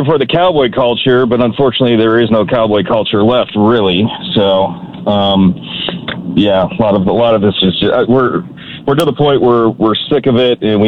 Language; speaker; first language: English; native; English